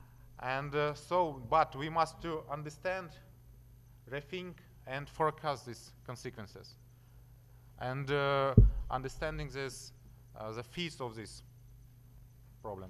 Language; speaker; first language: English; non-native, learner; Russian